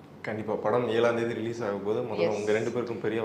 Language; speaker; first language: Tamil; native; Tamil